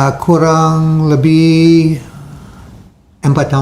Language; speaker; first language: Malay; non-native, fluent; English